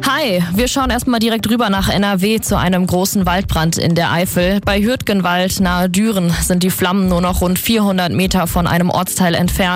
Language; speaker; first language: German; native; German